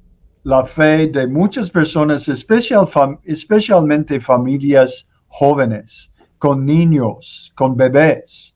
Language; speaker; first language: Spanish; non-native, learner; English